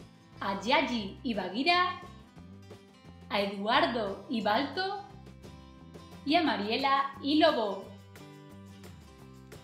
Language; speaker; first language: Spanish; native; Spanish